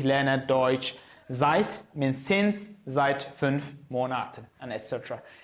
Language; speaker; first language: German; non-native, fluent; Azerbaijani